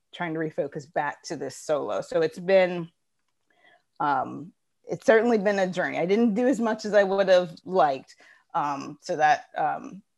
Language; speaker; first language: English; early bilingual, other home language; Ganda